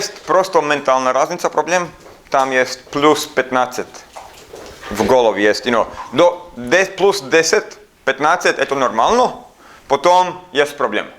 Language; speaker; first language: Russian; non-native, learner; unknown